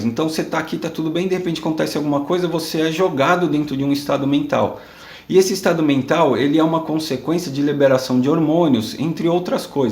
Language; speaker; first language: Portuguese; native; Portuguese